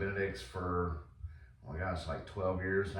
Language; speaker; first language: English; native; English